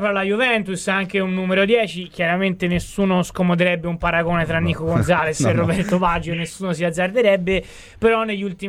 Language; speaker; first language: Italian; native; Italian